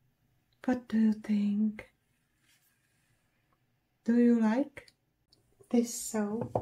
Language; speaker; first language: English; non-native, fluent; Czech